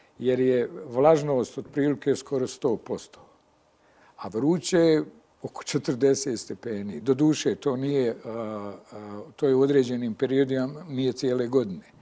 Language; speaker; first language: Bosnian; native; Bosnian